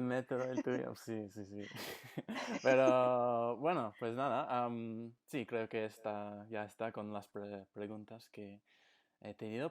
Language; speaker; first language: Spanish; non-native, fluent; English